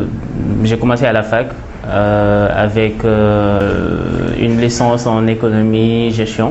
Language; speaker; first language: French; non-native, local second language; Wolof